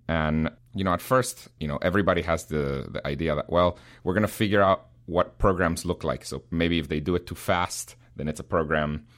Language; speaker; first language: English; non-native, fluent; Spanish